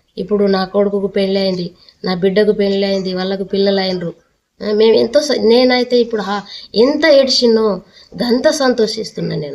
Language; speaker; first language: Telugu; non-native, local second language; Lambadi